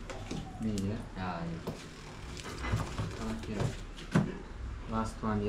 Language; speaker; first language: English; non-native, learner; Russian